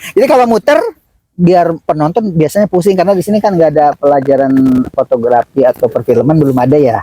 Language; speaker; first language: Indonesian; native; Indonesian